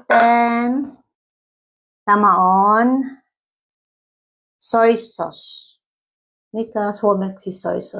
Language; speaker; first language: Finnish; non-native, learner; Cebuano